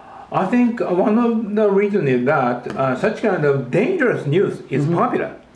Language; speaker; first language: English; non-native, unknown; Japanese